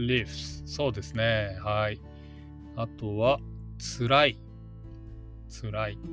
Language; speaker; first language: Japanese; native; Japanese